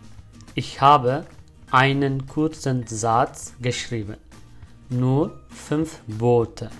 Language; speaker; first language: German; non-native, fluent; Amharic